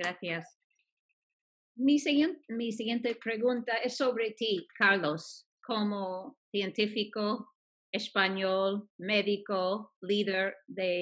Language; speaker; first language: Spanish; non-native, fluent; English